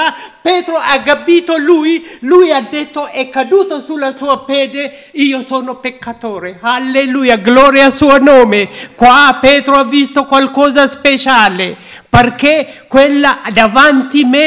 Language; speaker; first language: Italian; non-native, learner; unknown